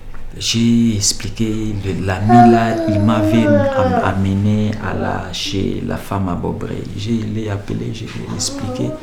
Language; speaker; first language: French; non-native, local second language; Lingala